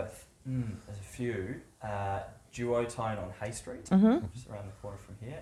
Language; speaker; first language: English; native; English